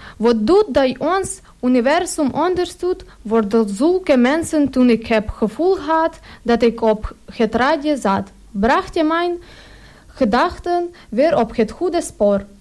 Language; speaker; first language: Dutch; non-native, learner; Ukrainian